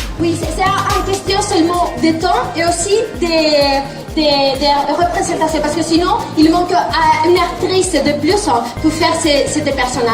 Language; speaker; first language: French; non-native, fluent; Spanish